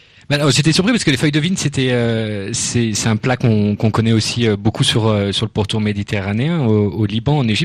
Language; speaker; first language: French; native; French